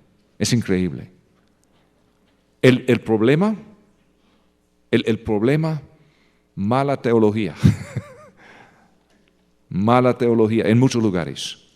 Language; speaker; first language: Spanish; non-native, fluent; English